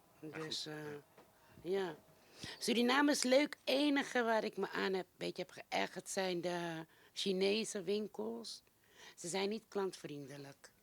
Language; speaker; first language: Dutch; native; Dutch